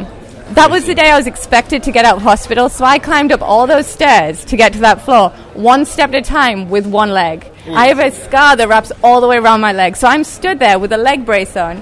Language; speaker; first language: English; native; English